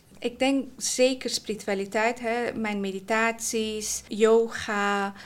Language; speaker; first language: Dutch; early bilingual, other home language; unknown